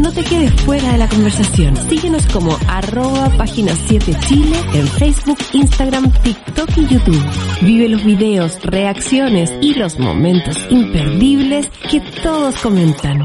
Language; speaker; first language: Spanish; native; Spanish